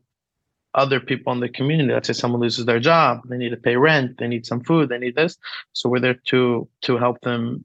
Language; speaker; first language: English; native; English